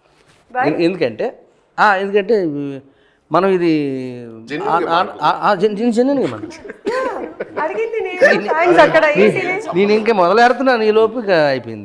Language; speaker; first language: Telugu; native; Telugu